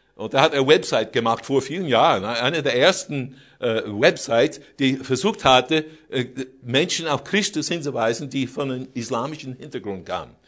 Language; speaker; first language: German; non-native, fluent; English